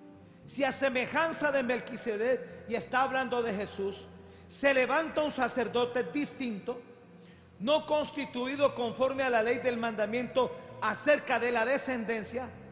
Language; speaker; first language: Spanish; native; Spanish